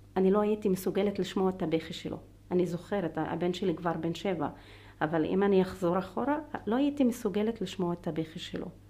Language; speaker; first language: Hebrew; non-native, local second language; Arabic